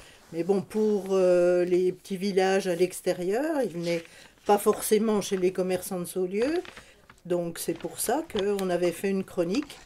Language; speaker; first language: French; native; French